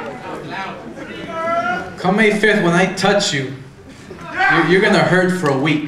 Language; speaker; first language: English; early bilingual, other home language; Spanish